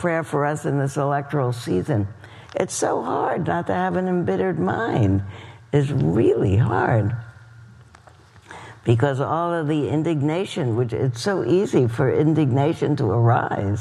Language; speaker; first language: English; native; English